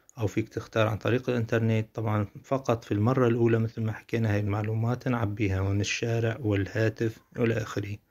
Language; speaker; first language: Arabic; native; Arabic